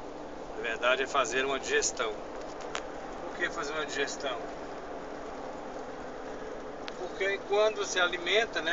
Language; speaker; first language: Portuguese; native; Portuguese